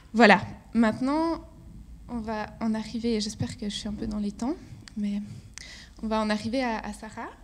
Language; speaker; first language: French; native; French